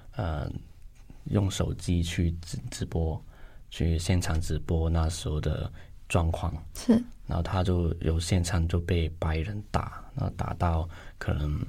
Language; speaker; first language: Chinese; non-native, local second language; Cantonese